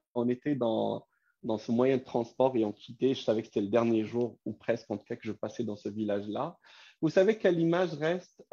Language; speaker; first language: French; non-native, local second language; Kabyle